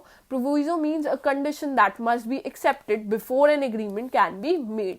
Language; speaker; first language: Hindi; native; Hindi